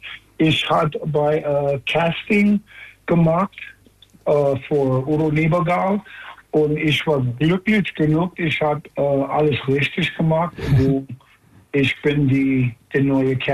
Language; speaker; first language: German; non-native, learner; English